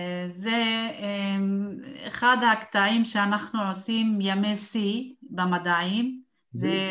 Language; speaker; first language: Hebrew; non-native, local second language; Arabic